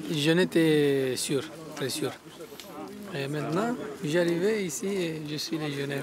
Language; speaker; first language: French; non-native, learner; Romanian